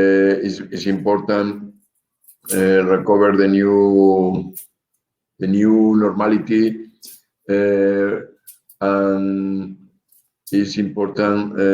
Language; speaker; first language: English; non-native, learner; Spanish